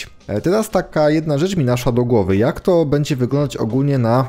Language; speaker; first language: Polish; native; Polish